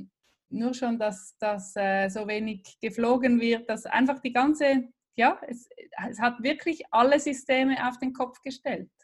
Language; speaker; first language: German; native; German